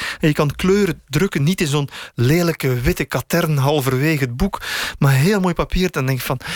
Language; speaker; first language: Dutch; native; Dutch